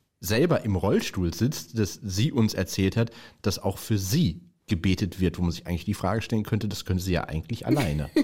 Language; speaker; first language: German; native; German